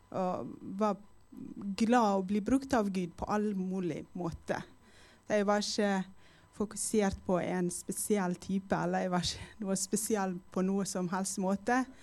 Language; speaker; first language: Norwegian; non-native, fluent; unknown